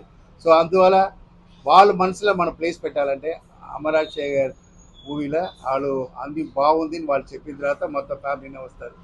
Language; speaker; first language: Telugu; non-native, fluent; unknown